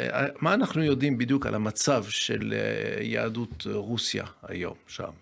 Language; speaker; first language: Hebrew; non-native, fluent; French